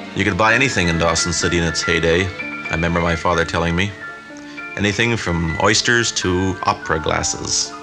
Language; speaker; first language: English; native; English